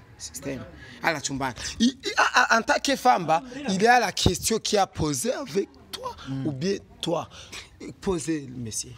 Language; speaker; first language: French; non-native, local second language; Rundi